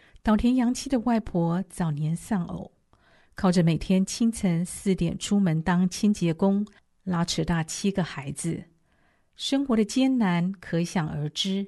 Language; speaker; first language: Chinese; native; Chinese